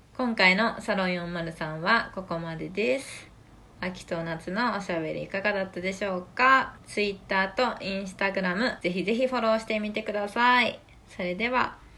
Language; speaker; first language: Japanese; native; Japanese